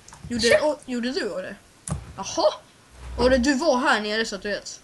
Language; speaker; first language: Swedish; native; Swedish